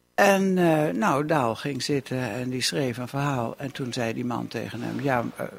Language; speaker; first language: Dutch; native; Dutch